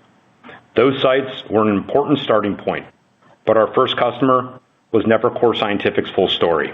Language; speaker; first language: English; native; English